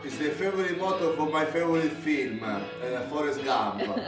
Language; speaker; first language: English; non-native, learner; Italian